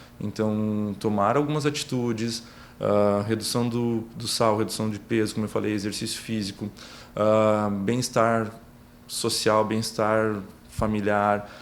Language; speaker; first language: Portuguese; native; Portuguese